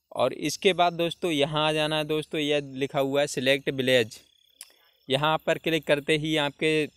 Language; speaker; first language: Hindi; native; Hindi